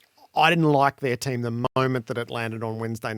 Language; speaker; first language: English; native; English